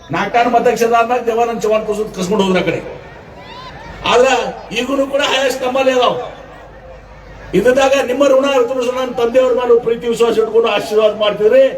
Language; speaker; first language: Kannada; native; Kannada